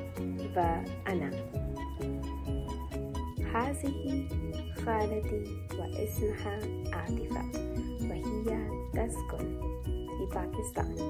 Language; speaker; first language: Arabic; non-native, learner; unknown